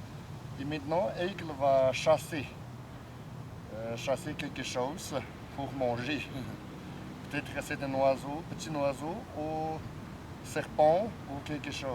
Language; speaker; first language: French; non-native, learner; Chinese